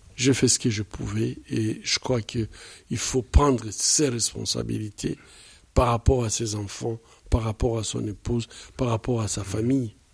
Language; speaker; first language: French; non-native, local second language; Swahili